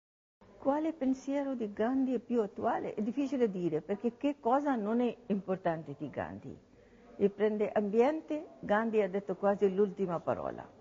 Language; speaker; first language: Italian; non-native, learner; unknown